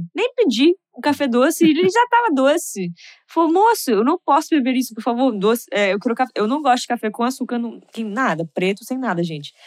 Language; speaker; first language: Portuguese; non-native, fluent; English